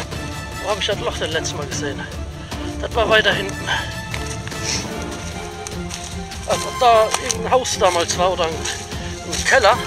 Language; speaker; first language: German; native; German